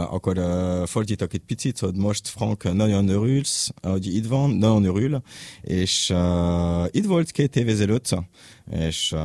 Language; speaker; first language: Hungarian; non-native, learner; French